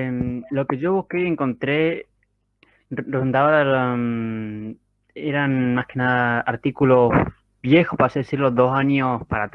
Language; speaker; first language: Spanish; native; Spanish